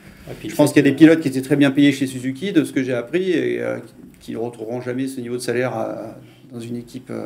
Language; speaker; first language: French; native; French